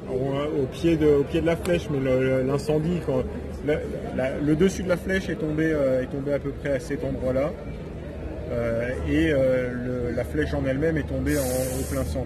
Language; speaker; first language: French; native; French